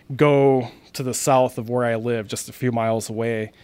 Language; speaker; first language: English; native; English